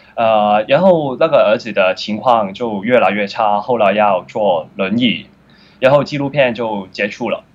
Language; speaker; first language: Chinese; non-native, fluent; Cantonese